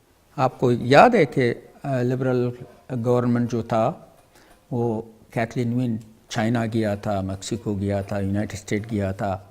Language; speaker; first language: Hindi; non-native, fluent; Pashto